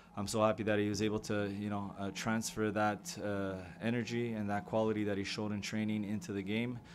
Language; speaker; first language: English; early bilingual, other home language; French